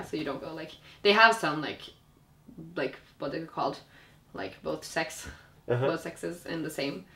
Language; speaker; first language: English; non-native, fluent; Finnish